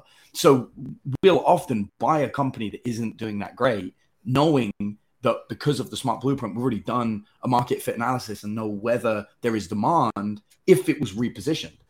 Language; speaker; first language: English; native; English